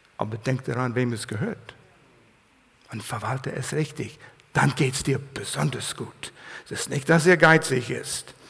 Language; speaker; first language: German; non-native, fluent; English